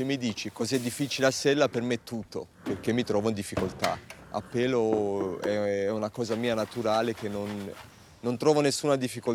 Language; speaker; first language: Italian; native; Italian